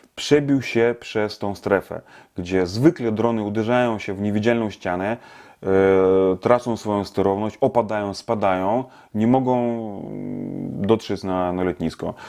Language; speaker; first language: Polish; non-native, fluent; Russian